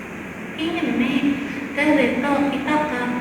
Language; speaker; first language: Japanese; non-native, learner; Indonesian